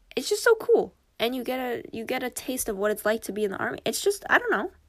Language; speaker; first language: English; early bilingual, other home language; Korean